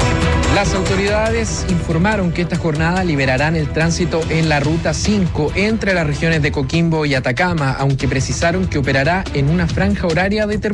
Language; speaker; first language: Spanish; native; Spanish